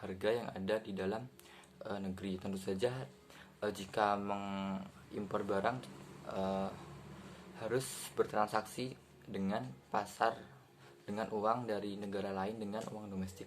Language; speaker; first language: Indonesian; native; Indonesian